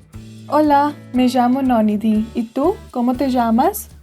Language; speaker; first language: Spanish; non-native, fluent; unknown